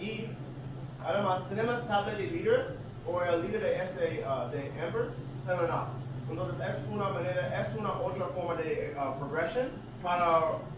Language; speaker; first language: Spanish; non-native, learner; English